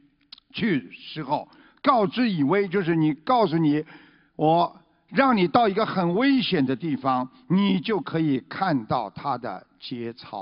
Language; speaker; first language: Chinese; native; Chinese